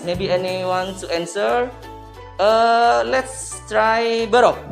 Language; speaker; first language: English; non-native, learner; Indonesian